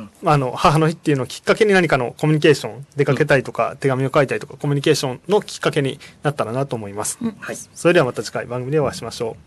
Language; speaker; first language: Japanese; native; Japanese